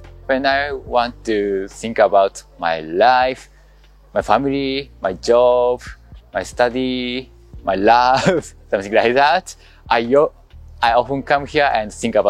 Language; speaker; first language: English; non-native, learner; Japanese